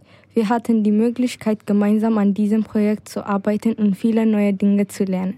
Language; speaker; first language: German; non-native, learner; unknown